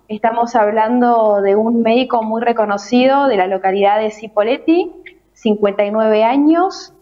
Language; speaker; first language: Spanish; native; Spanish